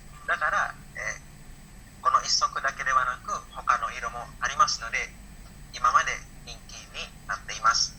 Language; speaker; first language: Japanese; non-native, learner; Indonesian